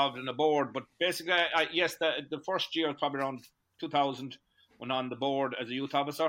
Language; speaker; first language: English; native; English